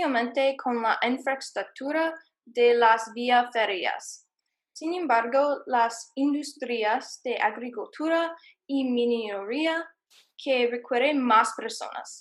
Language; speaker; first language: Spanish; non-native, learner; English